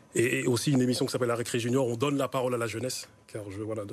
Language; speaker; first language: French; native; French